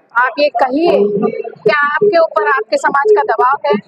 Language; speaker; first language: Hindi; non-native, local second language; Marathi